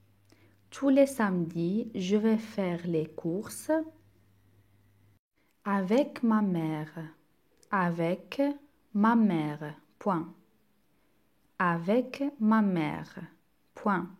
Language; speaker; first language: French; non-native, local second language; Arabic